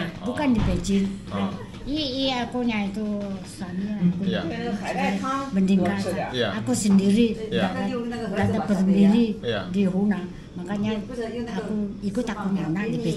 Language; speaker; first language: Indonesian; non-native, local second language; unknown